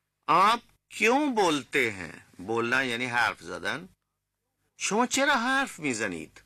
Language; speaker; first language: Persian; non-native, fluent; Urdu